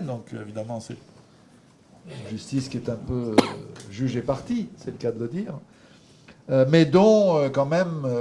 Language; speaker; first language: French; native; French